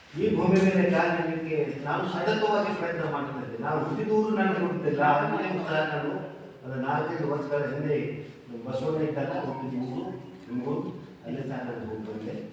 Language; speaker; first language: Kannada; non-native, local second language; Hindi